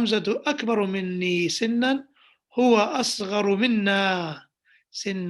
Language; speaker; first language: Arabic; non-native, fluent; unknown